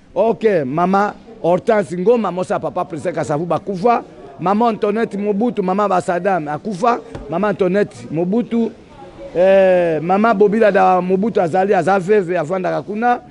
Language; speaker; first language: Lingala; non-native, local second language; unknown